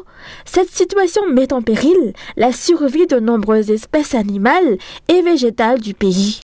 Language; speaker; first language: French; non-native, local second language; Malagasy